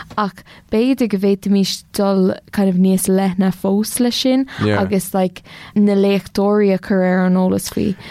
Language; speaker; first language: Irish; non-native, local second language; English